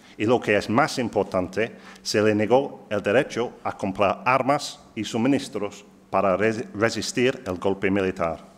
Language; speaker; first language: Spanish; non-native, fluent; English